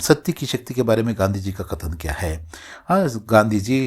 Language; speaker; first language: Hindi; non-native, local second language; Kannada